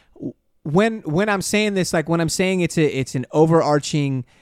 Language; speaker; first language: English; native; English